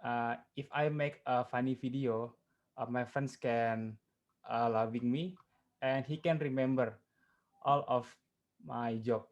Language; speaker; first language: English; non-native, learner; Indonesian